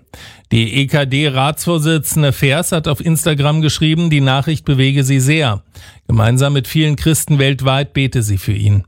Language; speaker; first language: German; native; German